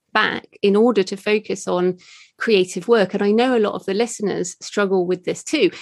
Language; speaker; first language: English; native; English